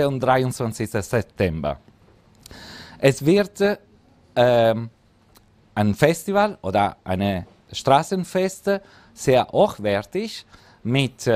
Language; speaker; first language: German; non-native, learner; Italian